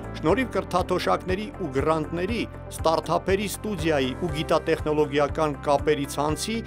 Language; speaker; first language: Armenian; native; Armenian